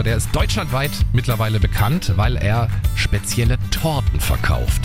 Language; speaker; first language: German; native; German